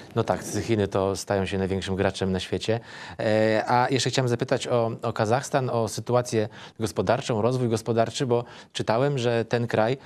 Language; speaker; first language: Polish; native; Polish